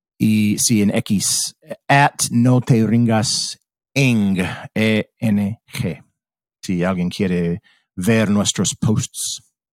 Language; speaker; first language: Spanish; non-native, fluent; English